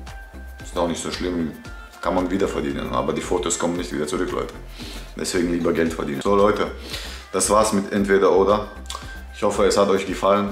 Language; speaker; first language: German; early bilingual, other home language; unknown